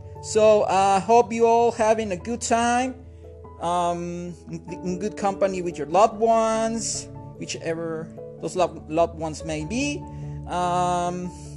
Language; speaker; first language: English; non-native, fluent; Spanish